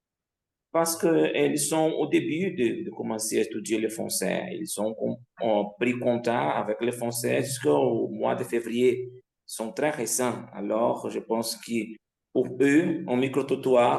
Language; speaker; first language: French; non-native, fluent; Portuguese